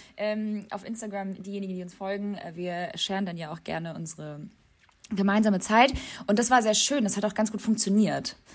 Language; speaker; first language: German; early bilingual, other home language; Albanian